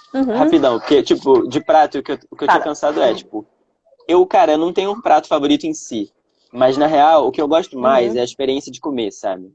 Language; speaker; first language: Portuguese; native; Portuguese